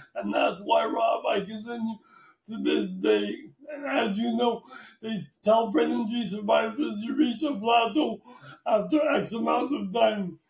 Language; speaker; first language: English; native; English